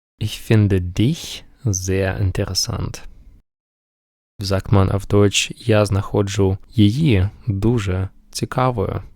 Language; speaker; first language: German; non-native, fluent; Ukrainian